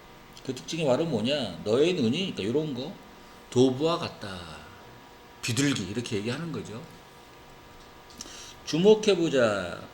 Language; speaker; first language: Korean; native; Korean